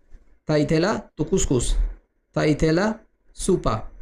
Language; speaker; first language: Greek; non-native, learner; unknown